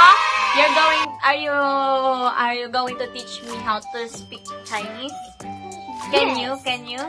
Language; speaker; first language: English; non-native, local second language; Filipino